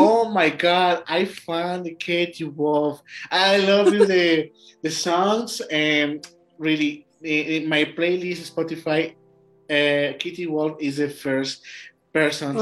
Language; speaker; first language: English; non-native, learner; Spanish